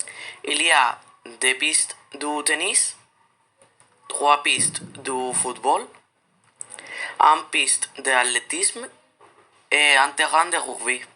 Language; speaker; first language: French; non-native, learner; Spanish